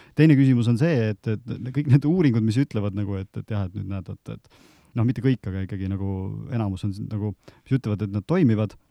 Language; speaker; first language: Estonian; native; Estonian